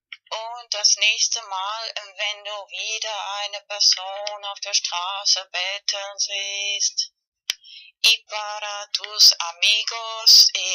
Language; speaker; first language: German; non-native, fluent; Spanish